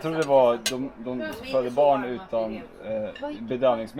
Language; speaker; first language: Swedish; native; Swedish